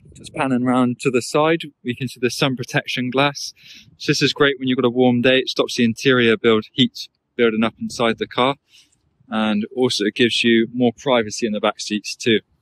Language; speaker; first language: English; native; English